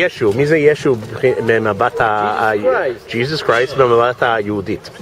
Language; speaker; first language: Hebrew; non-native, fluent; English